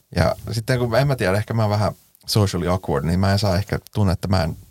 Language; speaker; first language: Finnish; non-native, local second language; Swedish